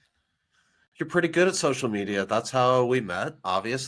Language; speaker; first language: English; native; English